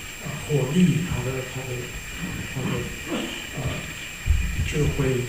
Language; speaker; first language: Chinese; non-native, fluent; English